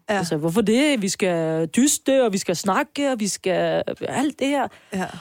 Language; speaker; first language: Danish; early bilingual, other home language; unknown